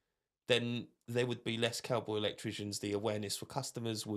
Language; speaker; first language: English; native; English